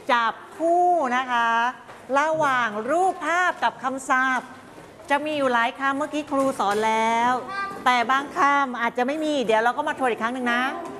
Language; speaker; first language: Thai; native; Thai